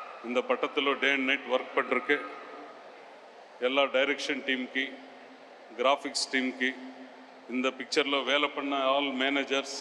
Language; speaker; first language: Tamil; non-native, learner; Telugu